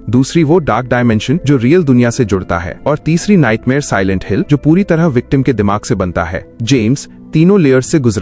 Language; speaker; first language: Hindi; native; Hindi